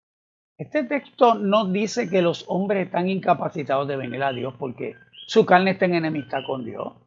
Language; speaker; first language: Spanish; native; Spanish